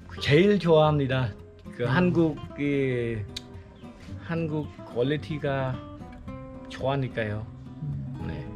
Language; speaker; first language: Korean; non-native, learner; Khmer